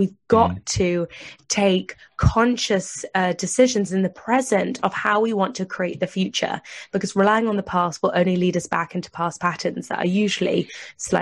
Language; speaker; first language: English; native; English